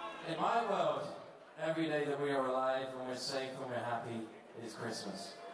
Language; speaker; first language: English; native; English